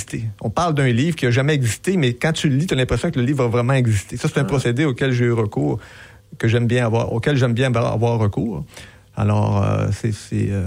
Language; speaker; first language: French; native; French